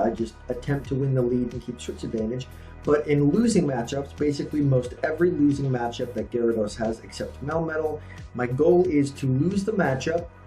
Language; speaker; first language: English; native; English